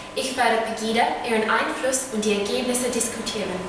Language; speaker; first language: German; non-native, learner; English